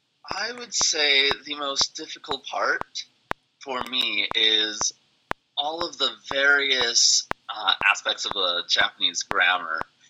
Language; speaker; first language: English; native; English